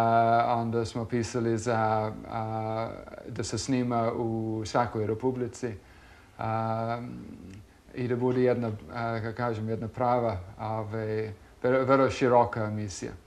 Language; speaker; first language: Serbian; non-native, fluent; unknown